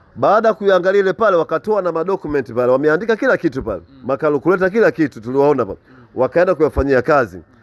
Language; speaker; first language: Swahili; native; Swahili